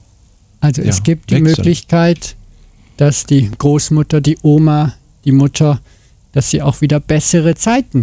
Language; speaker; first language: German; native; German